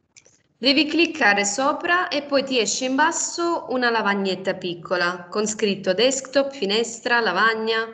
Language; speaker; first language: Italian; native; Italian